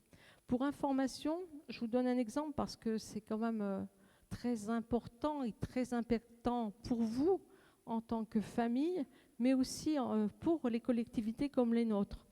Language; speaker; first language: French; native; French